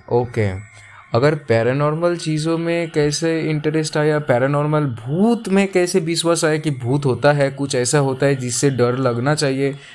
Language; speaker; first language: Hindi; non-native, local second language; Bangla